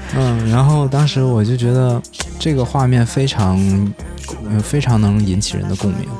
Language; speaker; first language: Chinese; native; Chinese